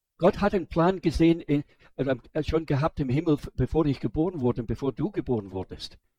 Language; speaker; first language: German; non-native, fluent; English